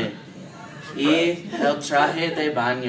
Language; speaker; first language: Spanish; non-native, learner; English